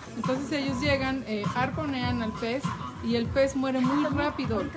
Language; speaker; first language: Spanish; native; Spanish